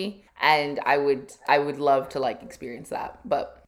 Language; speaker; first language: English; native; English